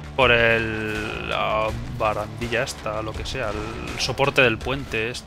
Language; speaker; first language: Spanish; native; Spanish